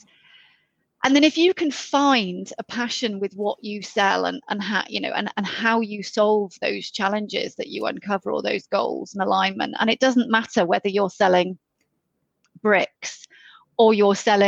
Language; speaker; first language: English; native; English